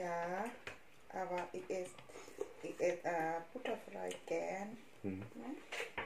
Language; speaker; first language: German; non-native, learner; Thai